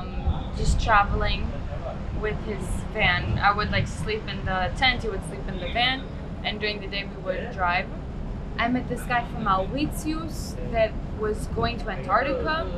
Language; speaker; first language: English; early bilingual, heritage; English